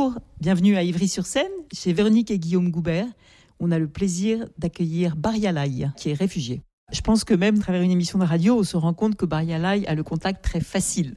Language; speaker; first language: French; native; French